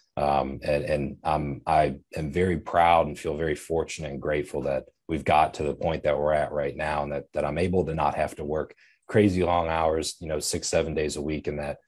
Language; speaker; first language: English; native; English